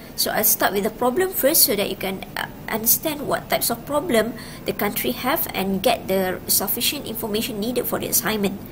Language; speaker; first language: English; non-native, local second language; Malay